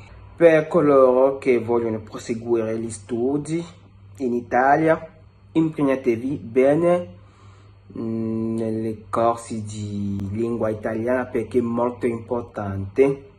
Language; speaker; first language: Italian; non-native, fluent; French